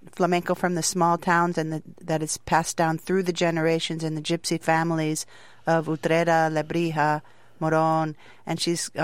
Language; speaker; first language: English; native; English